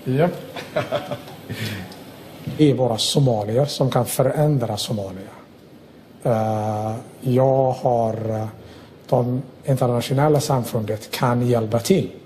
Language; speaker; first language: Swedish; non-native, local second language; Somali